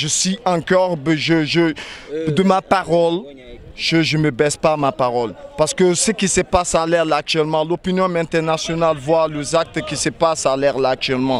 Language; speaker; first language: French; non-native, local second language; Fula